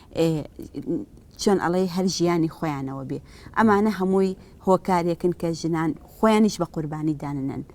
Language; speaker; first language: Central Kurdish; native; Central Kurdish